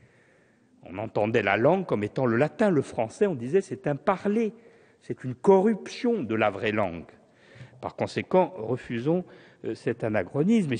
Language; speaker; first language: French; native; French